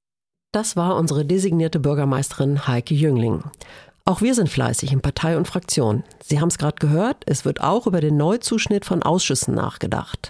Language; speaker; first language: German; native; German